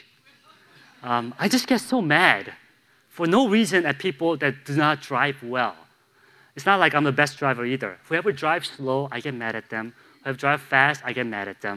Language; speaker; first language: English; native; English